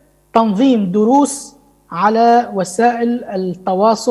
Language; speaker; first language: Arabic; native; Arabic